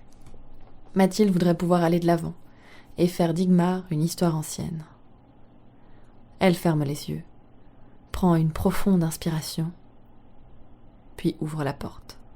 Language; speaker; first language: French; native; French